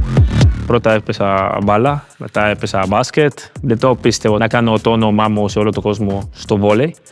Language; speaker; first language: Greek; non-native, learner; Spanish